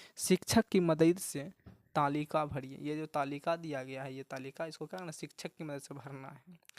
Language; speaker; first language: Hindi; native; Hindi